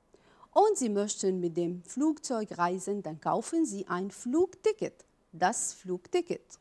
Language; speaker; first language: German; non-native, fluent; Arabic